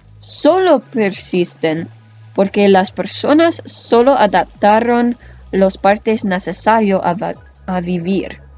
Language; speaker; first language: Spanish; non-native, learner; English